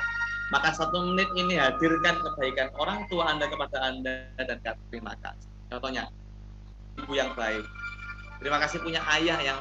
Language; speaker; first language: Indonesian; non-native, local second language; Javanese